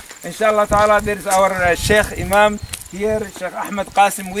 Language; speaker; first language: English; non-native, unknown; Oromo